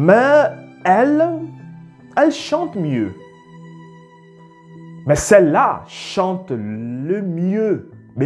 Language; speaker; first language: French; non-native, fluent; Portuguese